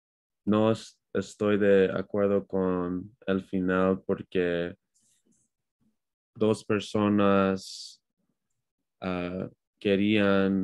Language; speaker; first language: Spanish; non-native, learner; English